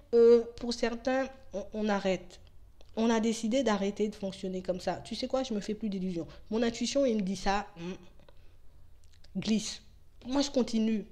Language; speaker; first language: French; native; French